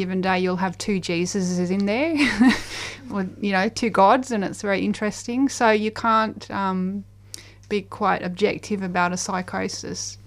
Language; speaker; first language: English; native; English